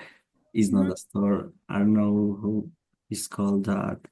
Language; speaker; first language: English; non-native, learner; Spanish